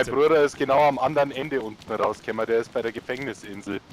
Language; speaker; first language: German; native; German